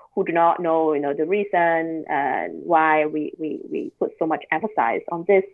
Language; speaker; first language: English; non-native, local second language; Cantonese